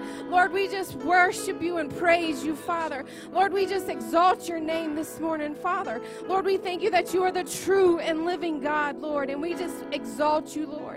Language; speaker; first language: English; native; English